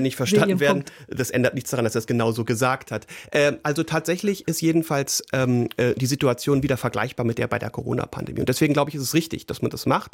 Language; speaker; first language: German; native; German